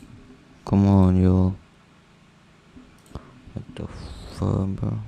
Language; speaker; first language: English; non-native, learner; Indonesian